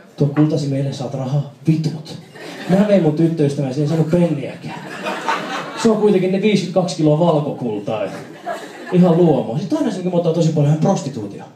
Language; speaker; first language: Finnish; early bilingual, other home language; Persian